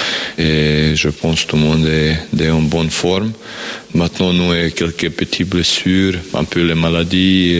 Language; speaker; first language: French; non-native, learner; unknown